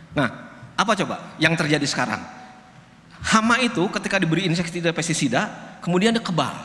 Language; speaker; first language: Indonesian; non-native, local second language; Sundanese